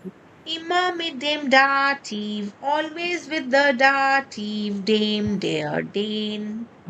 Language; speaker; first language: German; non-native, fluent; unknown